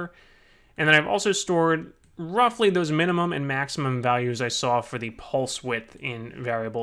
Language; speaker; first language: English; native; English